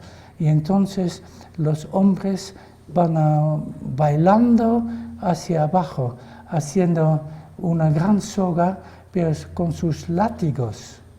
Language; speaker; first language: Spanish; non-native, fluent; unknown